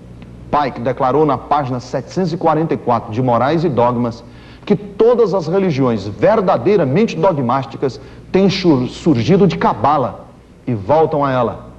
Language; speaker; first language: Portuguese; native; Portuguese